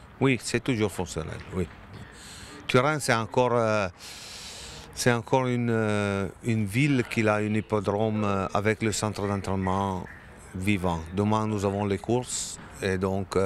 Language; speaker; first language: French; non-native, learner; Italian